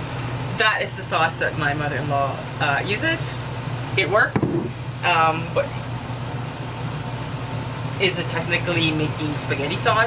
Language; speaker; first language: English; non-native, local second language; Filipino